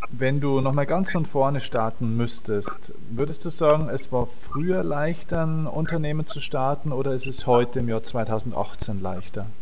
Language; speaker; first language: German; native; German